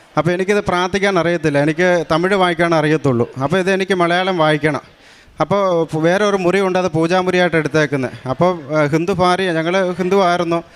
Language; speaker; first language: Malayalam; non-native, local second language; Tamil